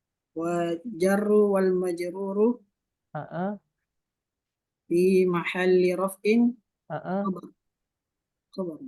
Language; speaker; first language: Arabic; non-native, learner; Indonesian